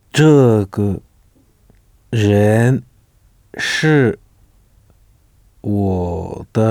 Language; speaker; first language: Chinese; non-native, learner; French